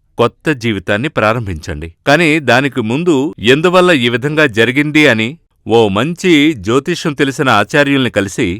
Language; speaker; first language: Telugu; non-native, fluent; Malayalam